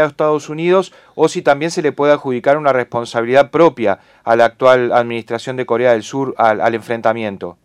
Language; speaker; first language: Spanish; native; Spanish